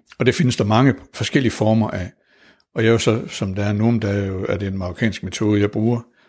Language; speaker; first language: Danish; native; Danish